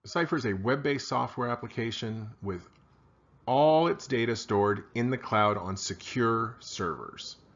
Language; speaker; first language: English; native; English